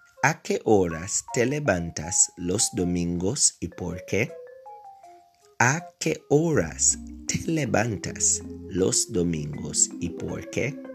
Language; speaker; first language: Spanish; non-native, fluent; English